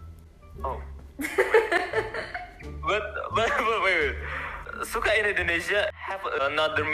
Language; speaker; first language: English; non-native, learner; Indonesian